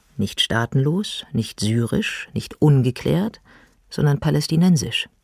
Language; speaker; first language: German; native; German